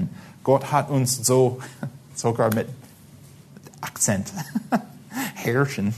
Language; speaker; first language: German; non-native, fluent; English